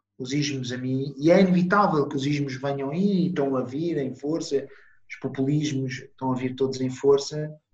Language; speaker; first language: Portuguese; non-native, fluent; Italian